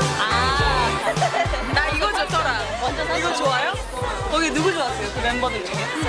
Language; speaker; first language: Korean; native; Korean